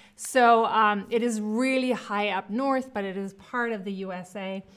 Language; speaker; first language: English; non-native, fluent; German